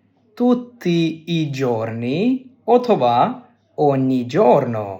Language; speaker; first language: Italian; non-native, fluent; Bangla